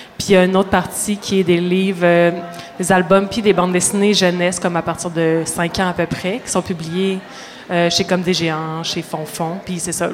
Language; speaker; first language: French; native; French